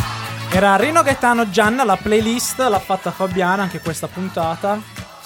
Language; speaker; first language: Italian; native; Italian